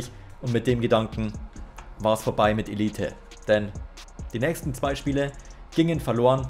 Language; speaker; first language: German; native; German